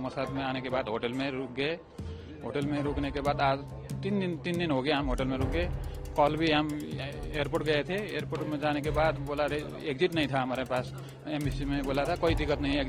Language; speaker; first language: Hindi; non-native, fluent; Nepali